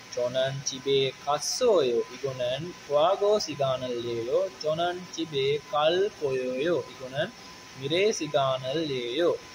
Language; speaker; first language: Korean; non-native, learner; Sinhala